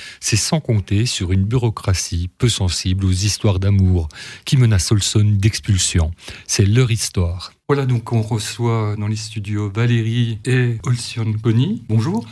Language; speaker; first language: French; native; French